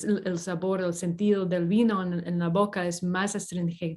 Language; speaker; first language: Spanish; non-native, fluent; English